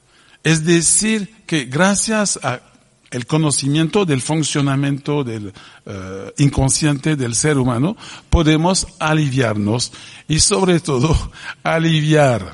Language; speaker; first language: Spanish; non-native, fluent; French